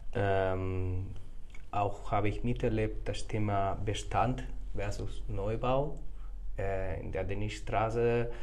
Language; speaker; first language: German; non-native, fluent; Spanish